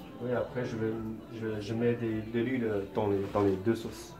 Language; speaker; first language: French; non-native, fluent; Chinese